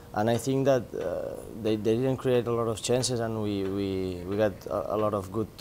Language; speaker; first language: English; non-native, fluent; Spanish